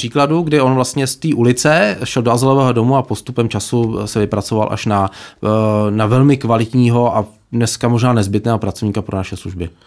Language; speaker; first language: Czech; native; Czech